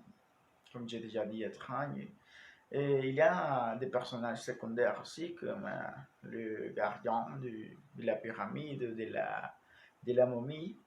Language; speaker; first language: French; non-native, learner; Spanish